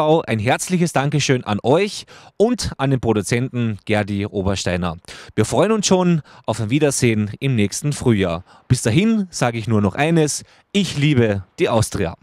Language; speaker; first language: German; native; German